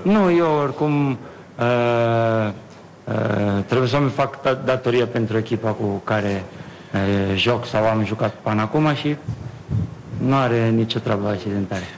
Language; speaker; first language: Romanian; non-native, fluent; Italian